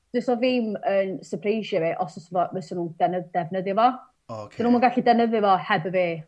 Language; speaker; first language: Welsh; native; Welsh